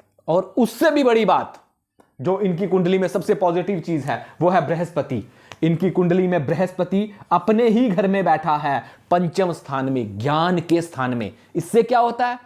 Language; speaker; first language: Hindi; native; Hindi